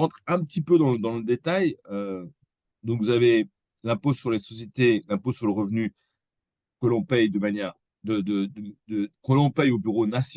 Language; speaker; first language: French; native; French